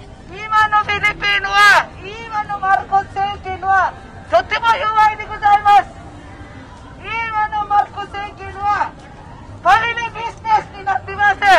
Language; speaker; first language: Japanese; non-native, fluent; Filipino